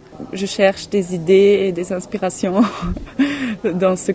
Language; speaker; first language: French; non-native, fluent; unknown